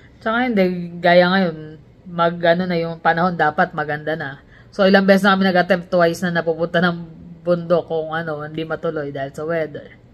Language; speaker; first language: Filipino; native; Filipino